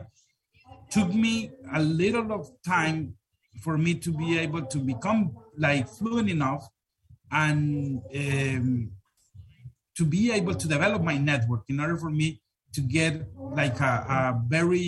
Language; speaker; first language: English; non-native, fluent; Spanish